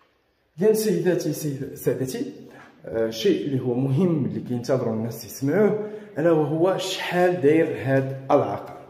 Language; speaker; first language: Arabic; native; Arabic